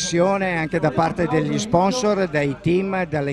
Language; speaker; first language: Italian; native; Italian